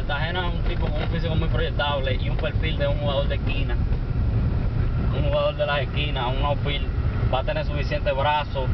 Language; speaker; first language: Spanish; native; Spanish